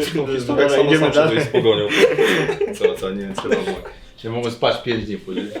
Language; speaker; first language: Polish; non-native, learner; Serbian